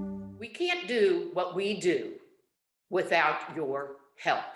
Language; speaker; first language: English; native; English